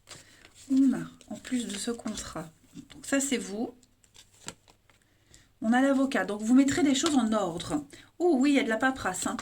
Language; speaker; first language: French; native; French